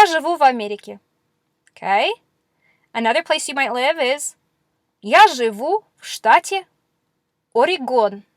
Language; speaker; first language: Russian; non-native, fluent; English